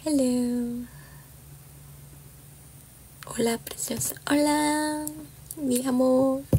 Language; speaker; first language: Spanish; non-native, learner; Georgian